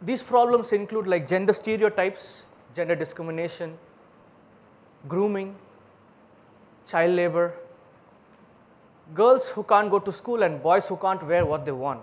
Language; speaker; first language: English; non-native, local second language; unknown